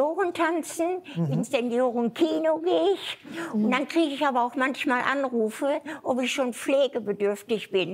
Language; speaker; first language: German; native; German